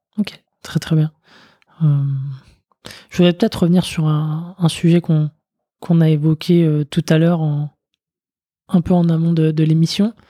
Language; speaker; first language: French; native; French